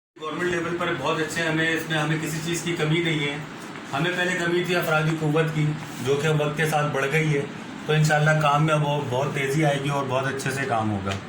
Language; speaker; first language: Urdu; native; Urdu